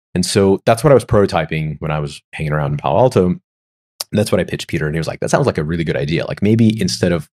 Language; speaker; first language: English; non-native, fluent; Ukrainian